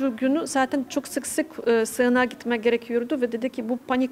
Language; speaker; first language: Turkish; non-native, fluent; Ukrainian